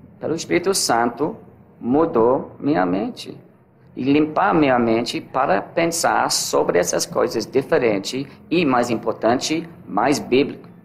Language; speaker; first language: Portuguese; non-native, learner; English